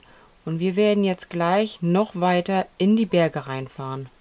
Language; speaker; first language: German; native; German